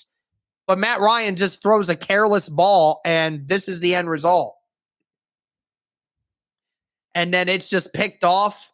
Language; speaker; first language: English; native; English